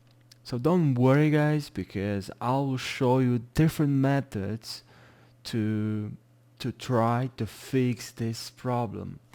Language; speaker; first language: English; non-native, fluent; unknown